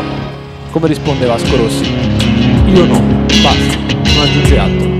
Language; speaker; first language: Italian; native; Italian